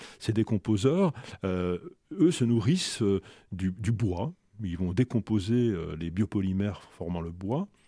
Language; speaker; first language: French; native; French